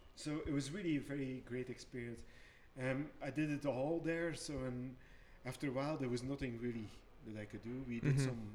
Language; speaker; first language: English; non-native, fluent; Dutch